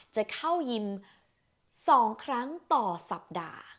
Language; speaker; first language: Thai; native; Thai